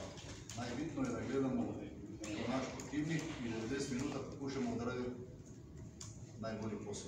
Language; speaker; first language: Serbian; non-native, learner; Bulgarian